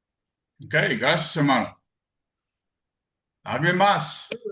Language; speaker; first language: Spanish; non-native, learner; English